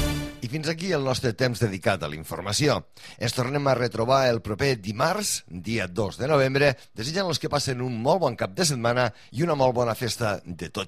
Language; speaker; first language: Catalan; native; Catalan